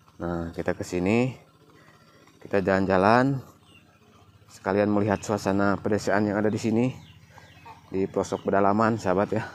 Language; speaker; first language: Indonesian; non-native, local second language; Sundanese